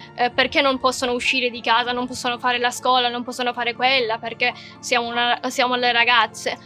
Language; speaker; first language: Italian; non-native, learner; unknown